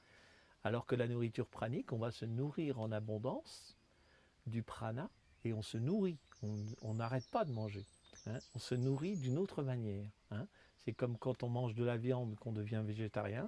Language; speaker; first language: French; native; French